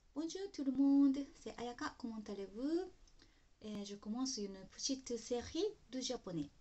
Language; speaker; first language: French; non-native, fluent; Japanese